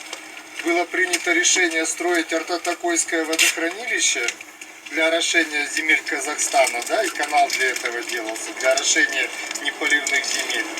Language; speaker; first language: Russian; native; Russian